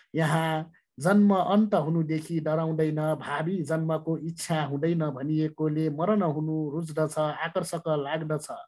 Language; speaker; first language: Nepali; non-native, local second language; Newari